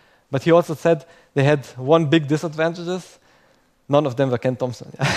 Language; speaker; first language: English; non-native, fluent; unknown